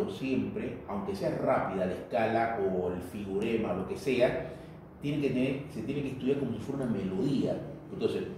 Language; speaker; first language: Spanish; native; Spanish